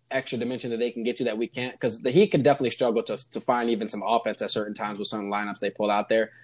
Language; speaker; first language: English; native; English